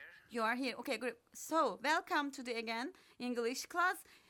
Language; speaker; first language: English; non-native, fluent; Turkish